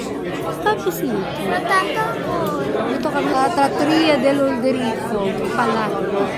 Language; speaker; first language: Italian; non-native, fluent; Filipino